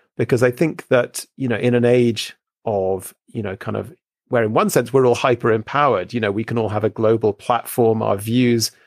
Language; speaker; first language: English; native; English